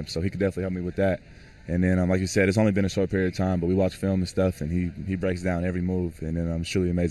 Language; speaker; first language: English; native; English